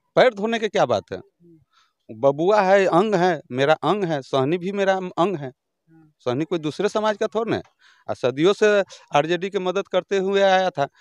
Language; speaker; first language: Hindi; native; Hindi